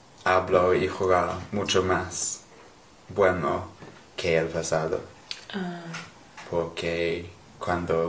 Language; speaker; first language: Spanish; non-native, learner; English